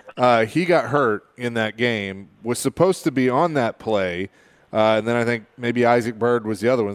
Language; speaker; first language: English; native; English